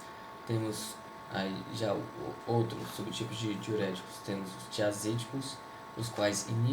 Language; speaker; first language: Portuguese; native; Portuguese